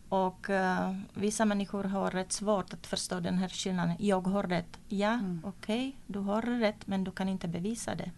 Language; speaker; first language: Swedish; non-native, fluent; Czech